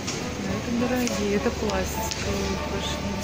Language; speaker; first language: Russian; native; Russian